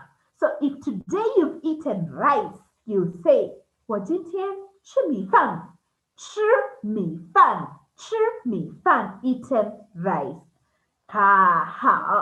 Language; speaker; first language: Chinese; non-native, fluent; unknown